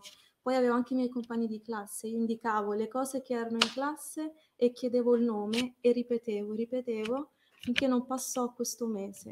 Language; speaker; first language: Italian; early bilingual, other home language; Arabic